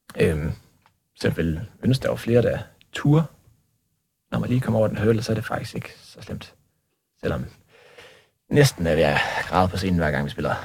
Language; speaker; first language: Danish; native; Danish